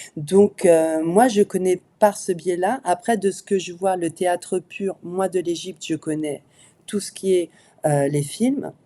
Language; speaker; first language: French; early bilingual, other home language; Arabic